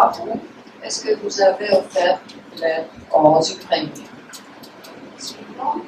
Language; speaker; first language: French; non-native, fluent; Polish